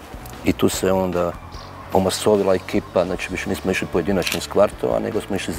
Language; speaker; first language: Croatian; native; Croatian